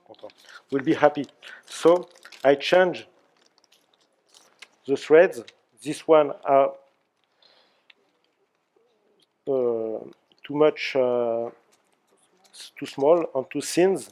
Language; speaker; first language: English; non-native, learner; French